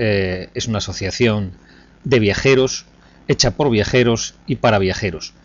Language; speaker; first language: Spanish; native; Spanish